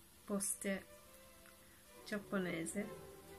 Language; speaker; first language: Italian; non-native, learner; Japanese